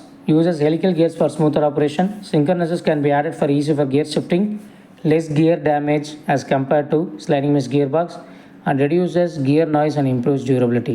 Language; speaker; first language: English; non-native, local second language; Tamil